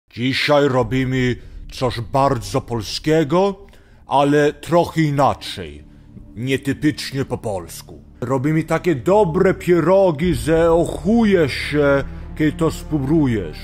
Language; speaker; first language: Polish; early bilingual, heritage; Polish